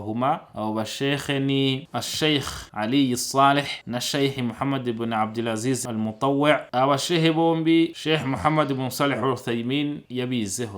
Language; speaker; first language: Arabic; non-native, fluent; Kinyarwanda